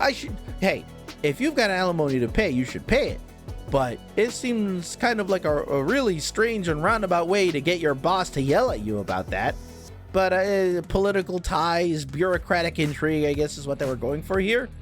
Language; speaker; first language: English; native; English